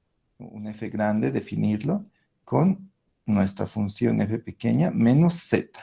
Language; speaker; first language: Spanish; native; Spanish